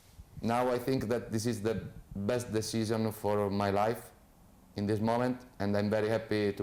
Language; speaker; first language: English; non-native, fluent; Italian